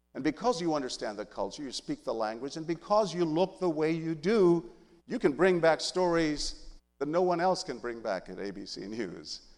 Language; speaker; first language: English; early bilingual, other home language; Spanish